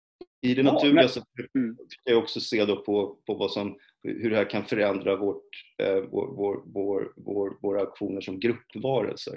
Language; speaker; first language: Swedish; native; Swedish